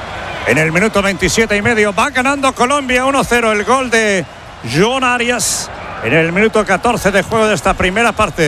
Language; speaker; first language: Spanish; native; Spanish